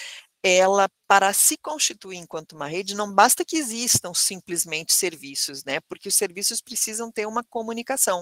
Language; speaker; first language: Portuguese; native; Portuguese